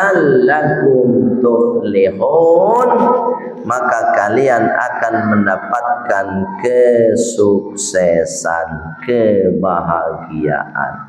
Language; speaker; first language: Malay; non-native, local second language; Minangkabau